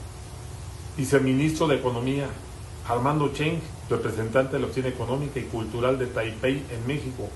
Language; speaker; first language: Spanish; native; Spanish